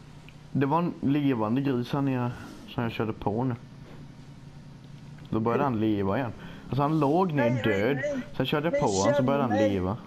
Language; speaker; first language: Swedish; native; Swedish